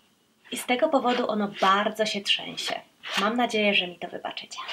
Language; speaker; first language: Polish; native; Polish